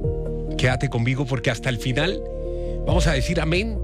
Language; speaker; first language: Spanish; native; Spanish